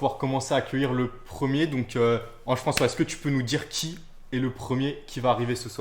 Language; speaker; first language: French; native; French